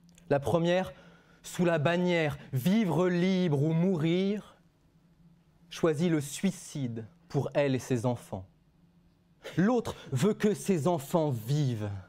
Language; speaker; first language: French; native; French